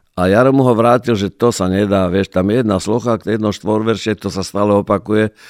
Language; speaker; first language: Slovak; native; Slovak